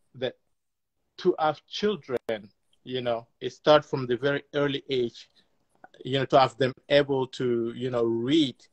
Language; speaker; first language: English; non-native, fluent; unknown